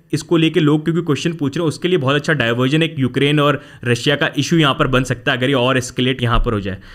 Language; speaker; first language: Hindi; native; Hindi